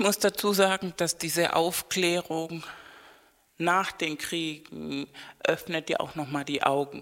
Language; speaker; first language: German; non-native, fluent; Spanish